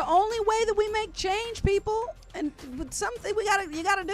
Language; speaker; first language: English; native; English